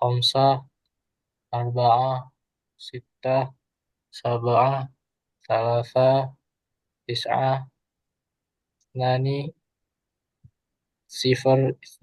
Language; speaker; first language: Arabic; non-native, learner; Indonesian